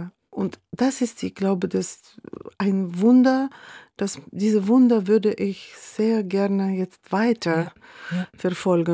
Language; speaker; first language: German; non-native, fluent; Russian